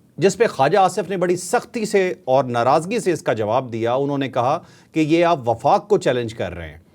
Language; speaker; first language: Urdu; native; Urdu